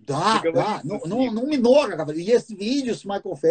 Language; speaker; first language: Russian; non-native, fluent; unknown